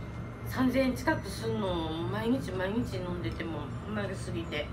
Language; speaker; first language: Japanese; native; Japanese